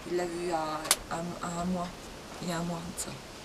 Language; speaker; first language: French; non-native, fluent; Bosnian